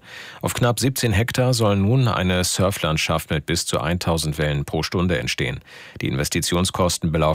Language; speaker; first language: German; native; German